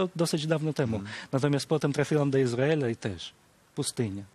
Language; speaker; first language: Polish; early bilingual, other home language; Ukrainian